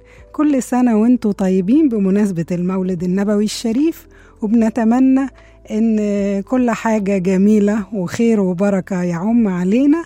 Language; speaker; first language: Arabic; native; Arabic